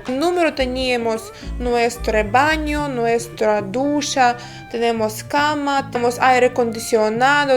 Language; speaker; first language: Spanish; non-native, fluent; Ukrainian